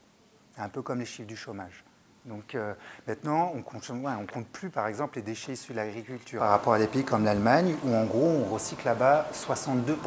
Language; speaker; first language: French; native; French